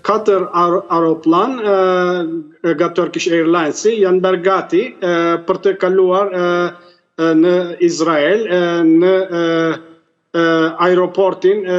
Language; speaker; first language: Albanian; early bilingual, heritage; Albanian